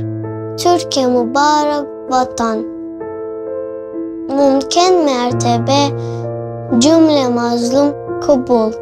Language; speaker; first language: Turkish; non-native, learner; Arabic